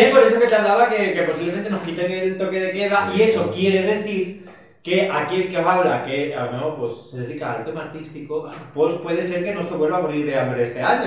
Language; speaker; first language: Spanish; native; Spanish